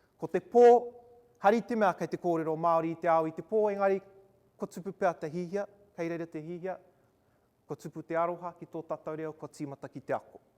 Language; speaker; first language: Māori; non-native, local second language; English